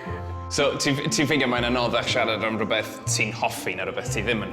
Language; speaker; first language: Welsh; native; Welsh